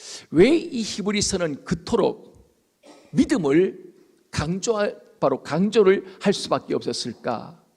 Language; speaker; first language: Korean; native; Korean